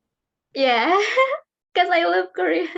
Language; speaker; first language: English; non-native, learner; Indonesian